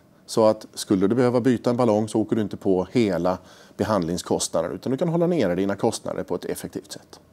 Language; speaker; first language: Swedish; native; Swedish